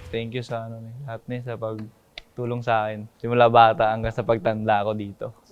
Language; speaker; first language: Filipino; non-native, local second language; Cebuano